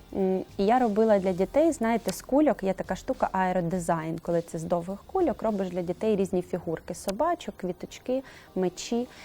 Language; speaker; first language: Ukrainian; native; Ukrainian